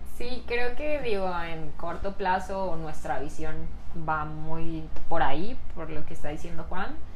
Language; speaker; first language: Spanish; native; Spanish